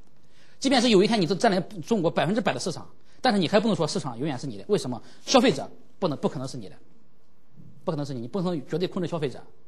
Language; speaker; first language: Chinese; native; Chinese